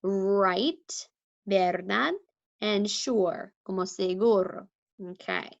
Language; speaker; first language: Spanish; non-native, fluent; English